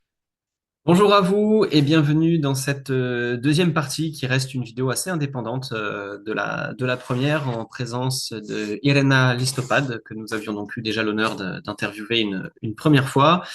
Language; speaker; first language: French; native; French